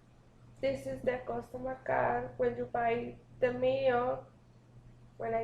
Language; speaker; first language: English; non-native, learner; Spanish